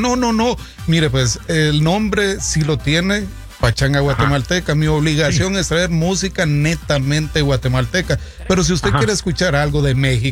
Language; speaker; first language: Spanish; native; Spanish